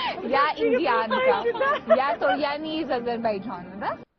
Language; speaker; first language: Russian; non-native, learner; Hindi